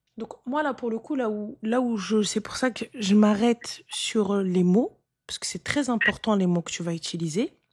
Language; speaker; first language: French; native; French